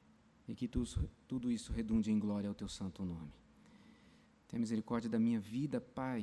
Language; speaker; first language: Portuguese; native; Portuguese